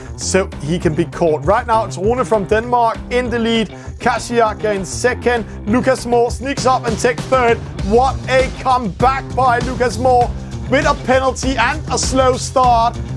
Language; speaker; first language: English; non-native, fluent; Danish